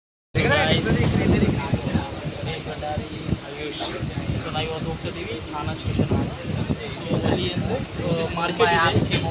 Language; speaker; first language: Kannada; early bilingual, heritage; Kannada